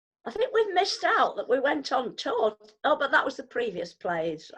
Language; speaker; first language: English; native; English